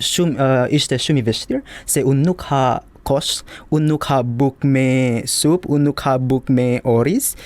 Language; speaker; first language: Albanian; non-native, learner; Indonesian